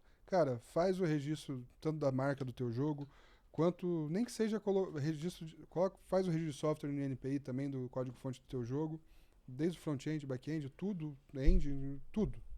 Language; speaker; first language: Portuguese; native; Portuguese